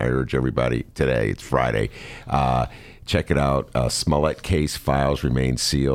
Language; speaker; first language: English; native; English